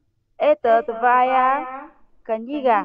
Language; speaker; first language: Russian; non-native, learner; Vietnamese